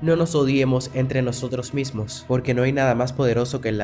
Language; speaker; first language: Spanish; native; Spanish